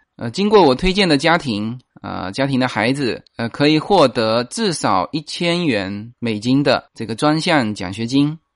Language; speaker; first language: Chinese; native; Chinese